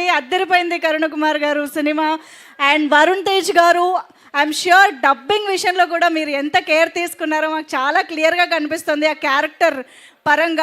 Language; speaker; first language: Telugu; native; Telugu